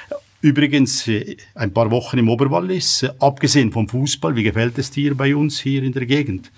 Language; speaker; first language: German; native; German